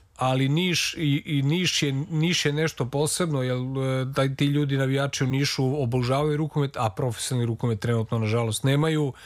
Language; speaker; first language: Serbian; native; Serbian